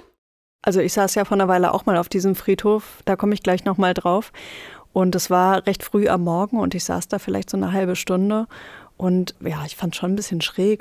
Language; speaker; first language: German; native; German